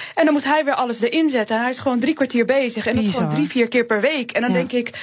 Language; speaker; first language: Dutch; native; Dutch